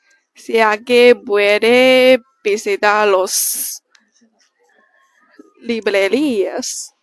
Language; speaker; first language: Spanish; non-native, learner; Chinese